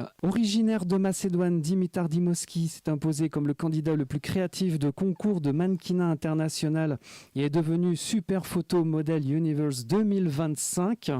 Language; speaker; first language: French; native; French